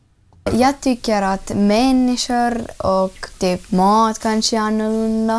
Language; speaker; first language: Swedish; early bilingual, other home language; Ukrainian